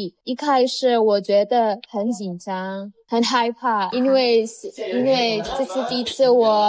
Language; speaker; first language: Chinese; non-native, learner; Indonesian